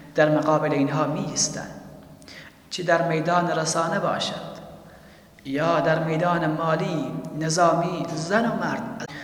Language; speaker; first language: Persian; native; Persian